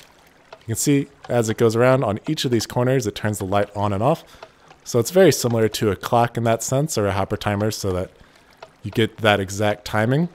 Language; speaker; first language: English; native; English